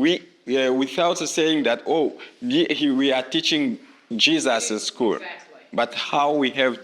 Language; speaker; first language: English; non-native, fluent; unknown